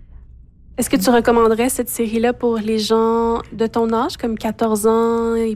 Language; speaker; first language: French; native; French